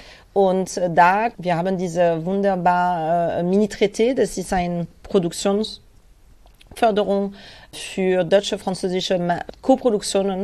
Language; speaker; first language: German; non-native, fluent; French